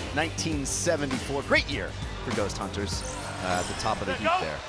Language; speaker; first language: English; native; English